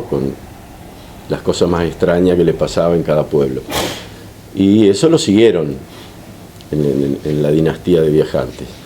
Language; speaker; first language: Spanish; native; Spanish